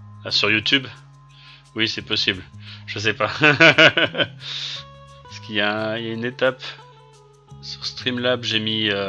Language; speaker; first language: French; native; French